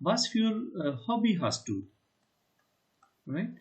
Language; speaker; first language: German; non-native, learner; Hindi